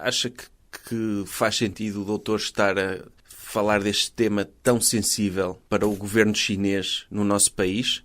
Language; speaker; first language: Portuguese; native; Portuguese